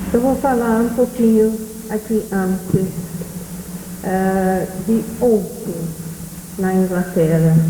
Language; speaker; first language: Portuguese; non-native, fluent; English